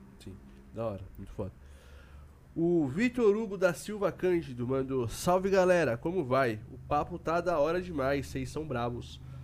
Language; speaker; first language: Portuguese; native; Portuguese